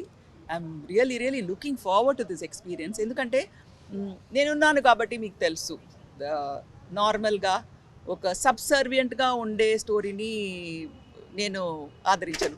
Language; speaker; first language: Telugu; non-native, local second language; Tamil